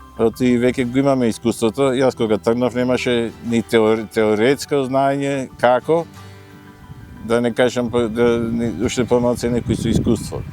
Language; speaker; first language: Macedonian; native; Macedonian